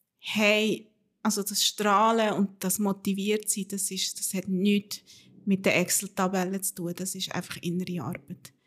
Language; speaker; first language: German; early bilingual, other home language; Spanish